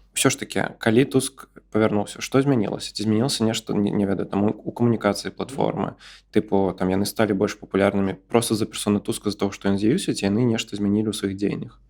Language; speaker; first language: Belarusian; non-native, local second language; Russian